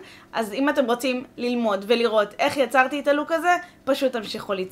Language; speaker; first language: Hebrew; native; Hebrew